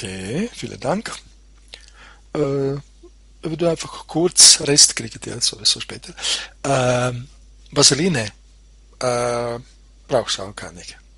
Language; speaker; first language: German; non-native, fluent; Croatian